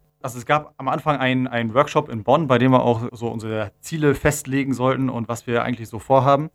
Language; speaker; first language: German; native; German